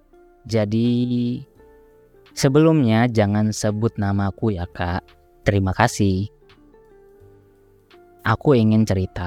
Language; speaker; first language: Indonesian; native; Indonesian